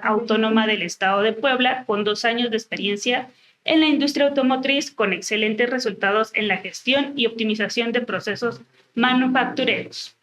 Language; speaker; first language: Spanish; native; Spanish